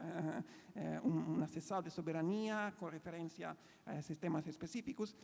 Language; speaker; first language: Portuguese; non-native, fluent; Italian